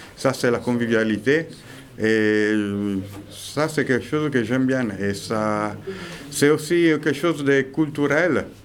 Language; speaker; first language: French; non-native, fluent; Italian